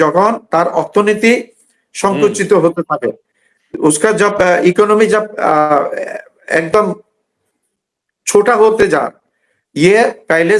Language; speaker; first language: Hindi; non-native, learner; Bangla